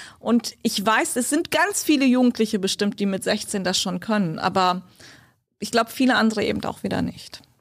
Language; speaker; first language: German; early bilingual, other home language; Turkish